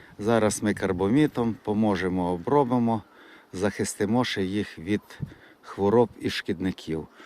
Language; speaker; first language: Ukrainian; native; Ukrainian